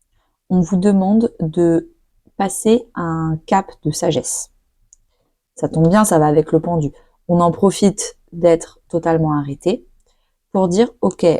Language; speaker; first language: French; native; French